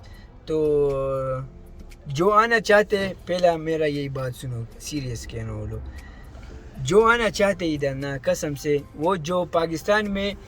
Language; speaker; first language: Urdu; non-native, local second language; Pashto